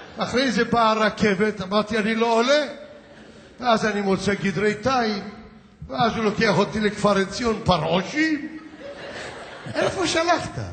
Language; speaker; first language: Hebrew; early bilingual, other home language; Yiddish